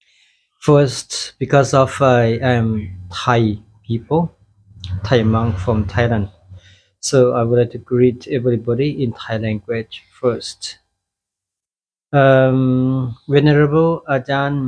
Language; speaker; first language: English; non-native, fluent; Thai